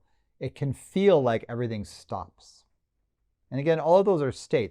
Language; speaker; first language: English; native; English